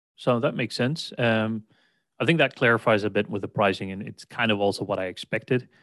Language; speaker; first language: English; non-native, fluent; Swedish